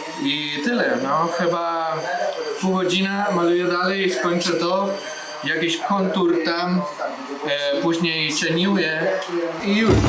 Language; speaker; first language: Polish; non-native, learner; Spanish